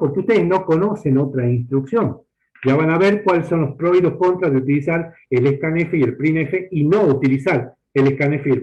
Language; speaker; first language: Spanish; native; Spanish